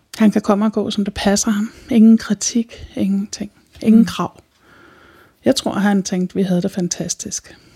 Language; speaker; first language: Danish; native; Danish